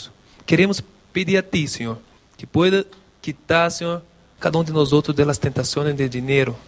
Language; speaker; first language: Spanish; non-native, local second language; Portuguese